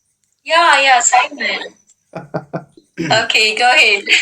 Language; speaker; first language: English; non-native, local second language; Amharic